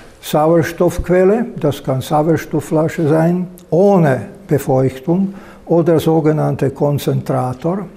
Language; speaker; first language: German; non-native, fluent; Slovak